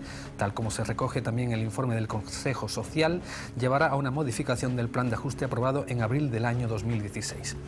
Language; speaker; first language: Spanish; native; Spanish